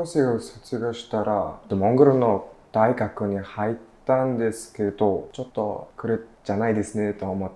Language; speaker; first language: Japanese; non-native, learner; Mongolian